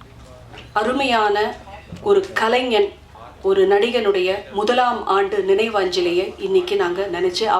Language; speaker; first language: Tamil; native; Tamil